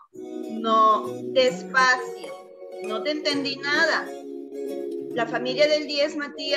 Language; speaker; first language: Spanish; native; Spanish